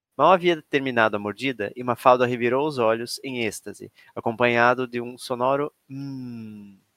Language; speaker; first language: Portuguese; native; Portuguese